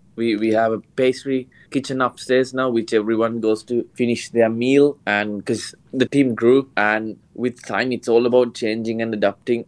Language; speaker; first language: English; non-native, local second language; Sinhala